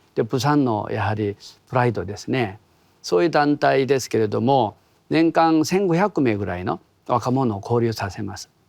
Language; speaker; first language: Japanese; non-native, fluent; Korean